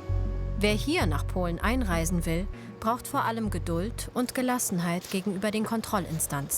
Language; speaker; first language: German; native; German